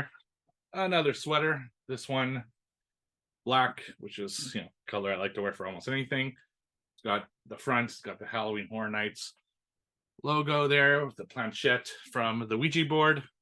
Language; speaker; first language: English; native; English